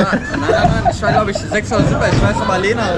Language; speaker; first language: German; native; German